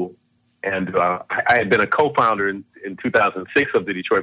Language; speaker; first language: English; native; English